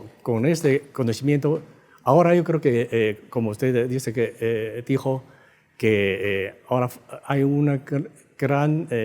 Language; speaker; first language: Spanish; non-native, fluent; Chinese